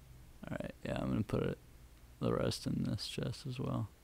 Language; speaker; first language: English; native; English